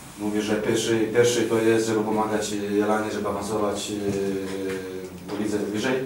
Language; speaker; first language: Polish; non-native, learner; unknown